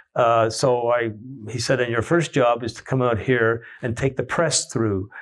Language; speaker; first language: English; native; English